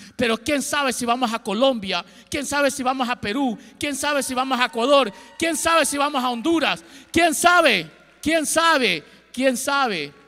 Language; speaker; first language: Spanish; early bilingual, heritage; Spanish